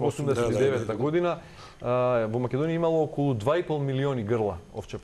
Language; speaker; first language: Macedonian; native; Macedonian